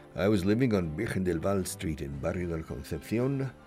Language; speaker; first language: English; native; English